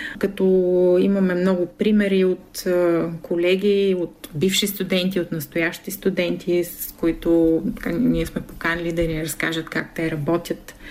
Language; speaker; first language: Bulgarian; native; Bulgarian